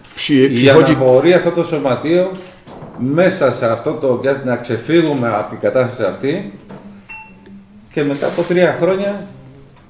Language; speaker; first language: Greek; non-native, fluent; Spanish